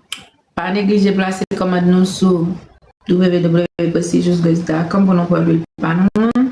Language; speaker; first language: French; non-native, learner; Haitian Creole